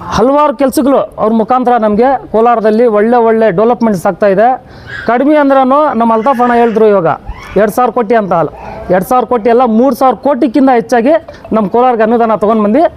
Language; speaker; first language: Kannada; non-native, local second language; Urdu